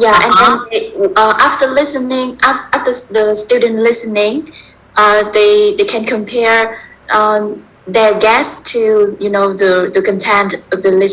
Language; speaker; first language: English; non-native, fluent; Vietnamese